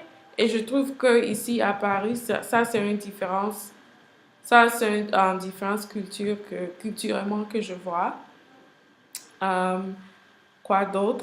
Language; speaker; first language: French; non-native, learner; English